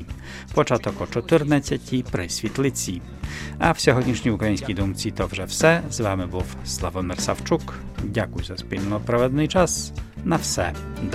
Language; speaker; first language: Ukrainian; native; Ukrainian